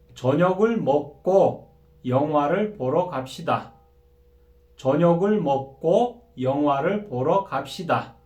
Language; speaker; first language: Korean; non-native, fluent; Kyrgyz